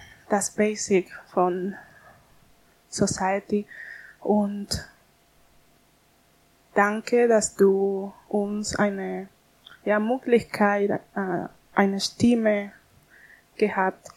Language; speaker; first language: German; non-native, learner; Spanish